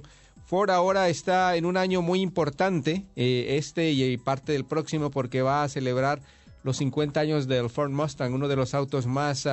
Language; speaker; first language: Spanish; native; Spanish